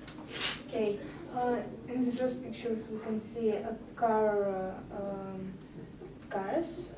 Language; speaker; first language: English; non-native, learner; Russian